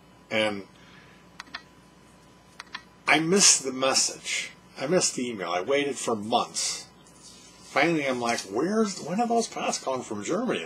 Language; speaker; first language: English; native; English